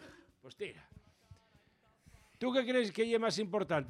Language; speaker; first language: Spanish; native; Spanish